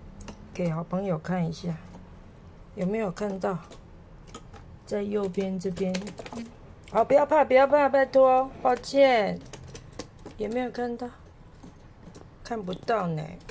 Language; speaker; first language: Chinese; native; Chinese